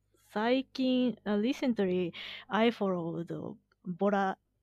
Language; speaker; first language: English; non-native, learner; Japanese